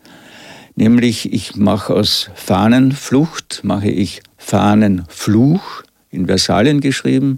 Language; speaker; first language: German; native; German